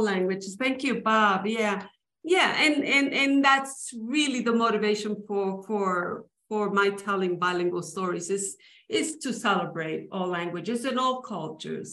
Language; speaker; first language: English; early bilingual, other home language; Spanish